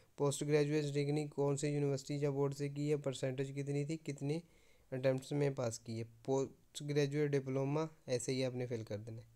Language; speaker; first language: Hindi; non-native, local second language; Punjabi